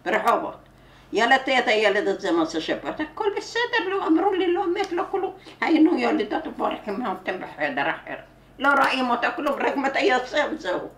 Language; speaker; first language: Hebrew; non-native, learner; Arabic